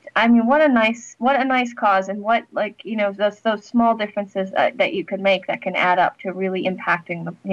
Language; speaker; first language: English; native; English